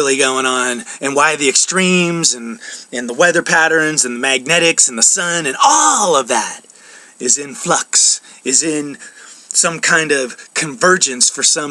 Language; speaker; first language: English; native; English